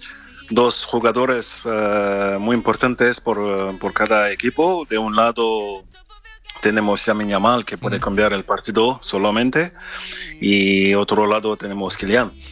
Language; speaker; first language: Spanish; non-native, fluent; French